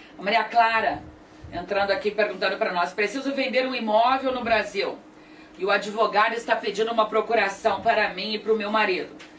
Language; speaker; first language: Portuguese; native; Portuguese